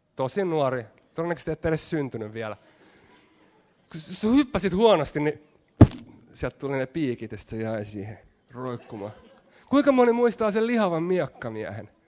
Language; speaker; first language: Finnish; native; Finnish